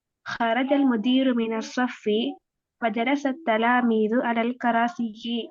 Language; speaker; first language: Arabic; non-native, learner; Tamil